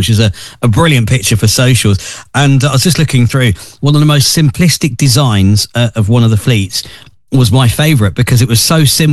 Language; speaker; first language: English; native; English